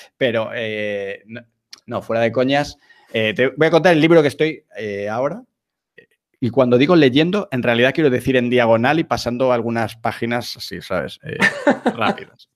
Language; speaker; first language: Spanish; native; Spanish